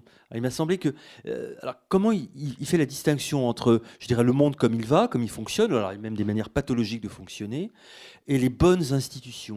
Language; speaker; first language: French; native; French